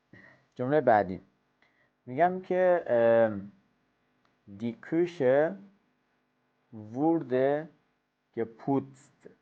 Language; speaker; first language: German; non-native, fluent; Persian